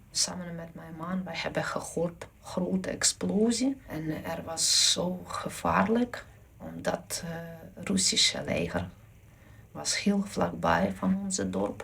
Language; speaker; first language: Dutch; non-native, learner; Ukrainian